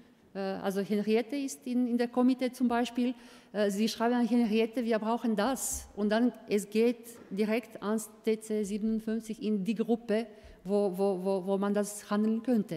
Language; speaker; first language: German; non-native, fluent; Croatian